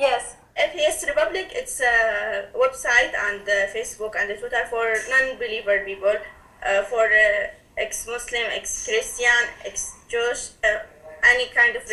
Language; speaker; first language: English; non-native, learner; Arabic